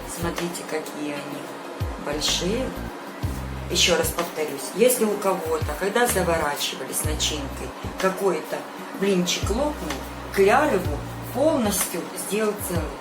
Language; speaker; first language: Russian; non-native, local second language; Ukrainian